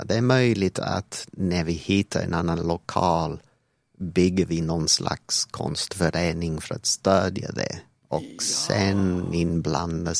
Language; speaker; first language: Swedish; non-native, fluent; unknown